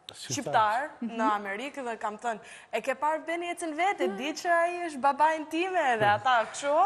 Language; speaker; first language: Albanian; early bilingual, heritage; Albanian